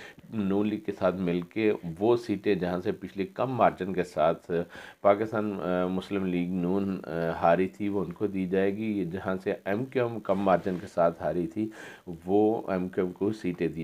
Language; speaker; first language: Urdu; native; Urdu